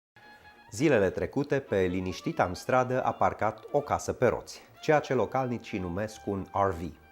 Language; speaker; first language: Romanian; native; Romanian